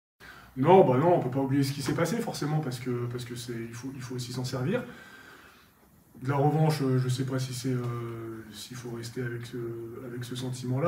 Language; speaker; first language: French; native; French